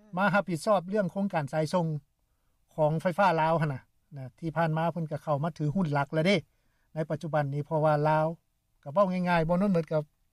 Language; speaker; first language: Lao; native; Lao